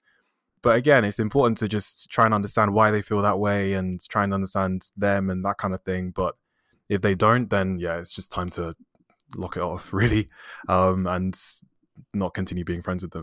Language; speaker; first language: English; native; English